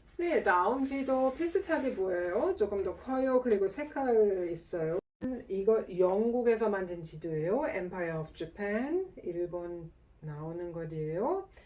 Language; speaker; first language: Korean; non-native, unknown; German